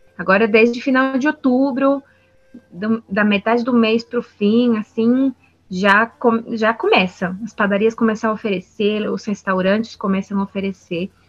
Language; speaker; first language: Portuguese; non-native, fluent; Spanish